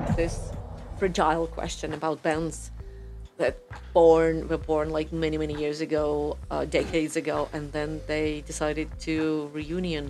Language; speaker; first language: English; non-native, fluent; Russian